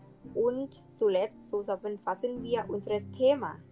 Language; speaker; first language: German; non-native, learner; Thai